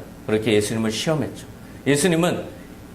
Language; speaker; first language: Korean; native; Korean